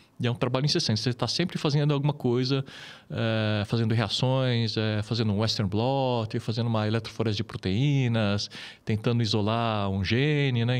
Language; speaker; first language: Portuguese; native; Portuguese